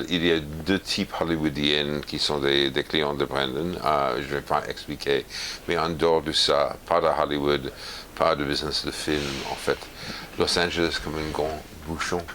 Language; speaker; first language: French; non-native, fluent; English